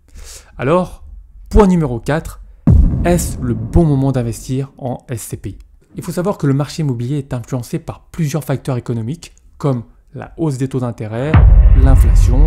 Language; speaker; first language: French; native; French